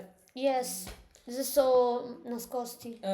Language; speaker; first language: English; non-native, learner; Italian